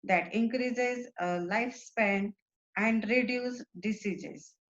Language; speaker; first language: English; non-native, local second language; Marathi